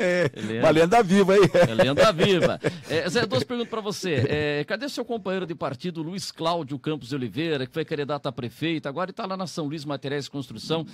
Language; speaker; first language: Portuguese; native; Portuguese